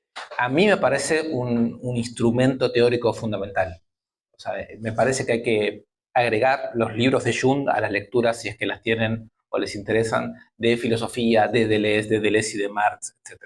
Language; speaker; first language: Spanish; native; Spanish